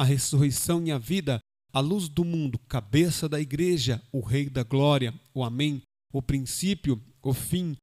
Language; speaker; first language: Portuguese; native; Portuguese